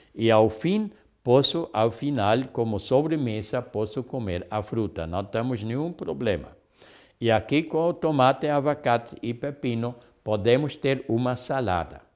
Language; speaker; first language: Portuguese; non-native, fluent; Spanish